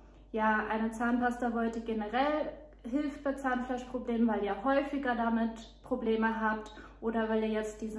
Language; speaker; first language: German; native; German